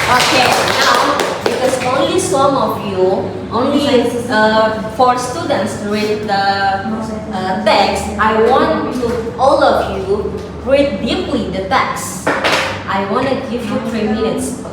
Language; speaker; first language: English; non-native, learner; Indonesian